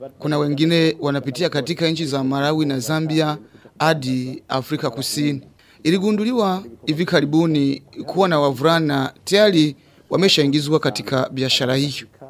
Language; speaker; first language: Swahili; non-native, local second language; Rundi